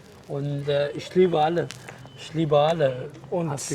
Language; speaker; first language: German; non-native, learner; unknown